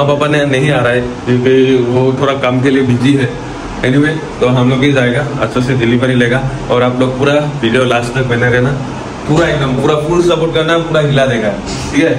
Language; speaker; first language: Hindi; non-native, local second language; Assamese